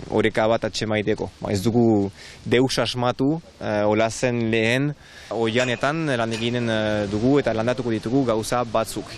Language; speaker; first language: Basque; non-native, local second language; French